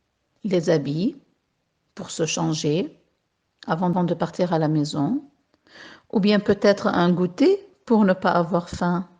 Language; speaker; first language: French; non-native, local second language; Arabic